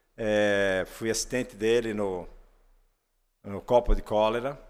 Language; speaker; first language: Portuguese; native; Portuguese